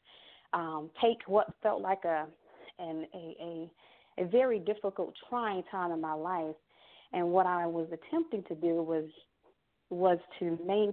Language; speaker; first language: English; native; English